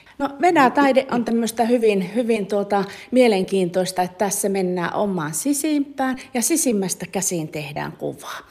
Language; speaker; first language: Finnish; native; Finnish